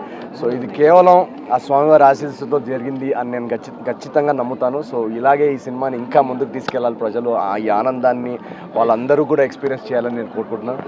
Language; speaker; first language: Telugu; native; Telugu